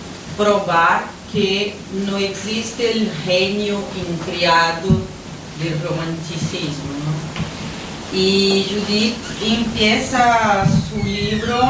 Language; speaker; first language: Spanish; non-native, fluent; Portuguese